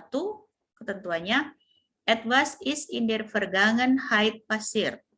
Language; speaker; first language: German; non-native, fluent; Indonesian